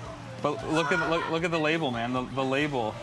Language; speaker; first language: English; native; English